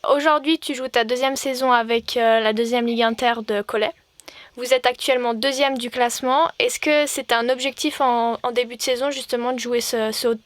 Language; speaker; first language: French; native; French